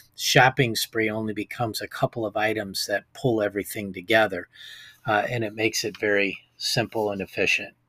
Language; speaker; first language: English; native; English